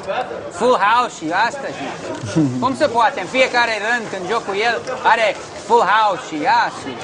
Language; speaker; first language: Romanian; early bilingual, heritage; English